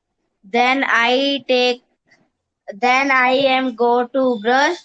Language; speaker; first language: English; non-native, learner; Hindi